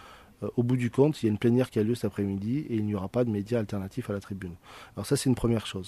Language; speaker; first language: French; native; French